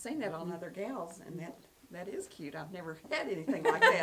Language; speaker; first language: English; native; English